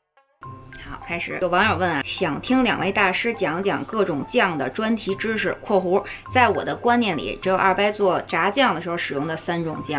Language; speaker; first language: Chinese; native; Chinese